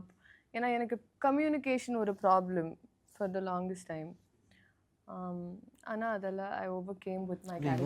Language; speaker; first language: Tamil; non-native, learner; Telugu